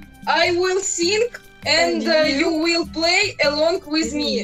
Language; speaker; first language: English; non-native, learner; Russian